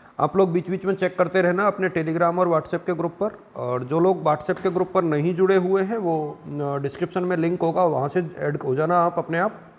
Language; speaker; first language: Hindi; native; Hindi